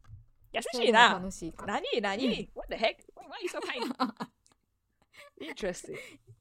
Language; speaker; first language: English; non-native, fluent; Japanese